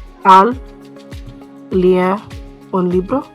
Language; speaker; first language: Spanish; non-native, learner; English